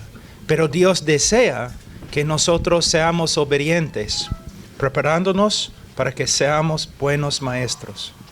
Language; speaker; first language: Spanish; non-native, fluent; English